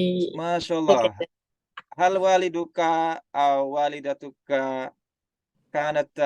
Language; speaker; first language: Arabic; non-native, fluent; Indonesian